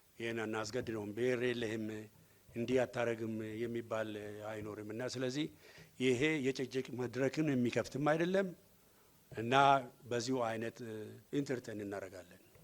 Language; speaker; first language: Amharic; non-native, local second language; Oromo